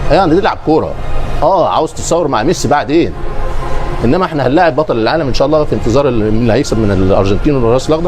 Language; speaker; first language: Arabic; native; Arabic